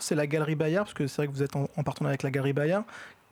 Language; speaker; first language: French; native; French